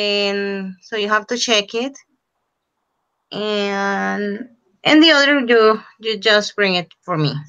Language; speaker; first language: English; non-native, fluent; Spanish